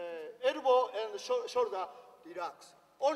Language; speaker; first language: English; non-native, learner; Japanese